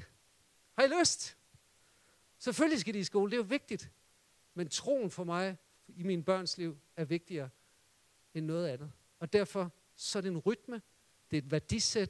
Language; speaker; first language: Danish; native; Danish